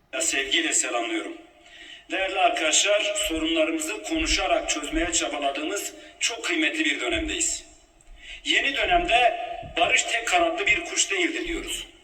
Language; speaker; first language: Turkish; non-native, local second language; Kurdish